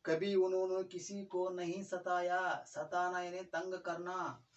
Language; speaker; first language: Hindi; non-native, local second language; Kannada